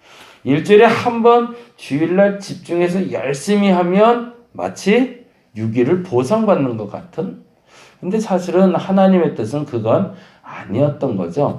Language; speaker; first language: Korean; native; Korean